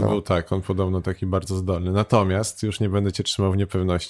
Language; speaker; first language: Polish; native; Polish